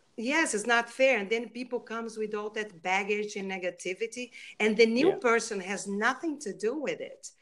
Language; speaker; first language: English; non-native, fluent; Portuguese